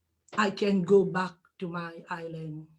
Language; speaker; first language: English; non-native, learner; Morisyen